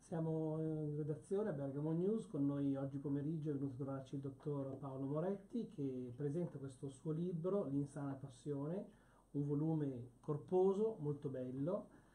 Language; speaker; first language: Italian; native; Italian